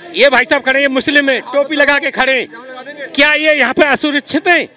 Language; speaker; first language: Hindi; native; Hindi